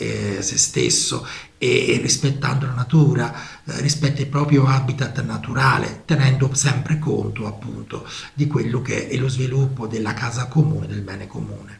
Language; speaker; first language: Italian; native; Italian